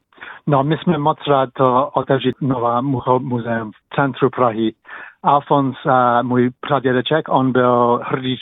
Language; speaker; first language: Czech; early bilingual, heritage; English